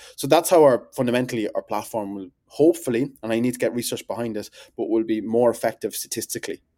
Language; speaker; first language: English; native; English